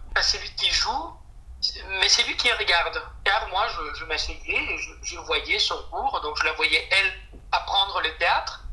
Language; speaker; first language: French; non-native, fluent; Spanish